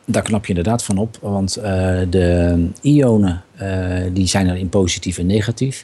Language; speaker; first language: Dutch; native; Dutch